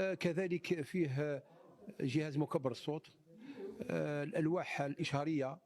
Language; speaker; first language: Arabic; native; Arabic